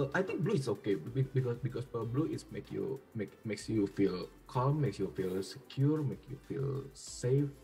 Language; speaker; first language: English; non-native, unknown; Indonesian